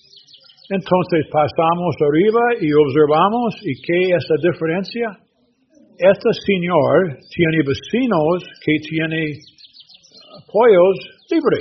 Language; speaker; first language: Spanish; non-native, learner; English